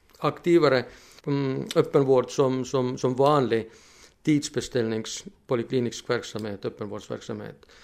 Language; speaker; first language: Swedish; non-native, fluent; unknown